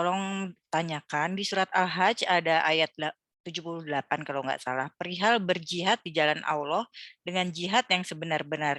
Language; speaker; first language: Indonesian; native; Indonesian